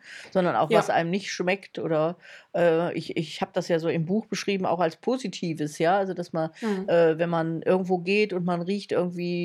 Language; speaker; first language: German; native; German